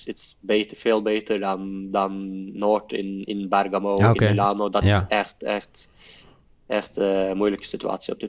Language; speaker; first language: Dutch; non-native, fluent; Norwegian